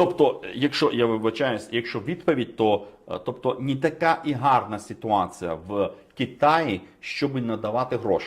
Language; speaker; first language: Ukrainian; non-native, fluent; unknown